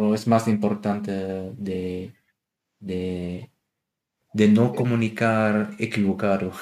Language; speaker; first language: Spanish; non-native, learner; German